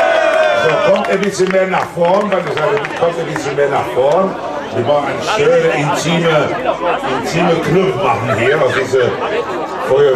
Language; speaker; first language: German; non-native, fluent; Spanish